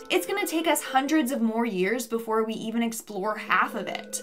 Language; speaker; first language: English; native; English